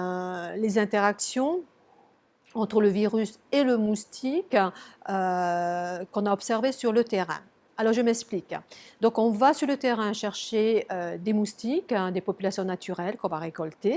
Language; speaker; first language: French; native; French